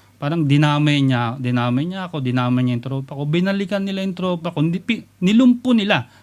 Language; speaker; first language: Filipino; native; Filipino